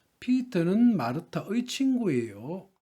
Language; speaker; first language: Korean; native; Korean